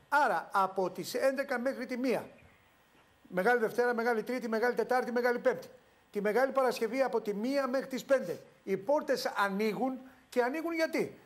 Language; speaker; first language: Greek; native; Greek